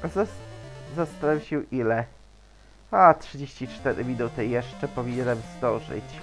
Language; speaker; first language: Polish; native; Polish